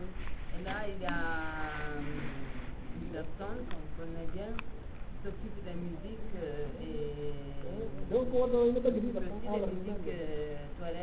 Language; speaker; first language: French; non-native, fluent; Italian